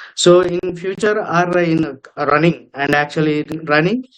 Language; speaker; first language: English; non-native, local second language; Telugu